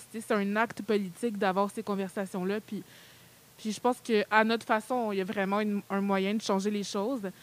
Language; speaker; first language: French; native; French